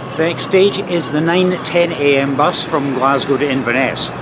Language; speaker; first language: English; native; English